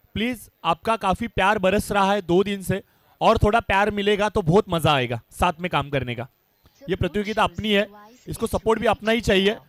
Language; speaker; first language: Hindi; non-native, local second language; Marathi